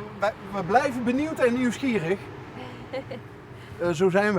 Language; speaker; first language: Dutch; native; Dutch